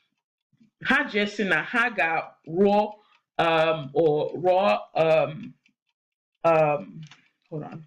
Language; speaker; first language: Igbo; non-native, learner; English